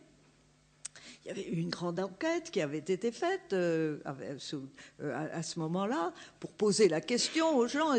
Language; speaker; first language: French; native; French